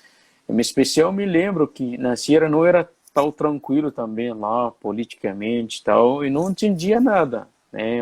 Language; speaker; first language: Portuguese; non-native, fluent; Arabic